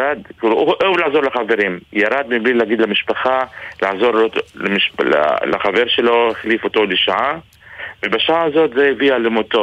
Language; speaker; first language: Hebrew; non-native, local second language; Arabic